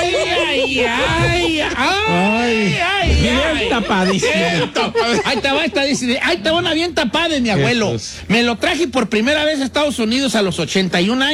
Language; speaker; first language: Spanish; native; Spanish